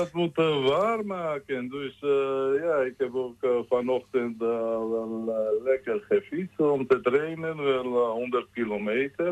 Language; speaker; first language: Dutch; non-native, learner; Georgian